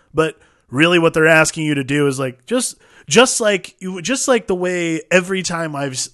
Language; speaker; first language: English; native; English